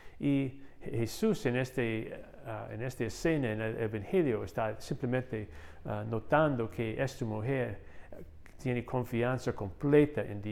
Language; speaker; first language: Spanish; non-native, fluent; English